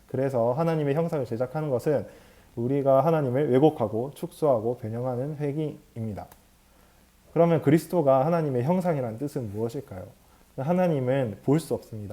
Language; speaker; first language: Korean; native; Korean